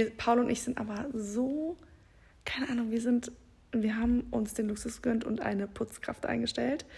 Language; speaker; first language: German; native; German